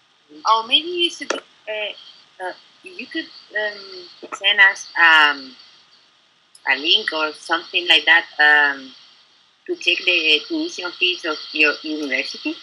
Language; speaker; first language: English; non-native, learner; Spanish